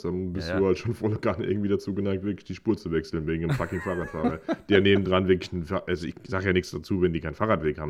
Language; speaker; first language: German; native; German